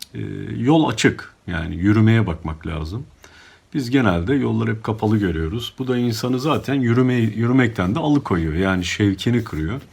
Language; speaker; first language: Turkish; native; Turkish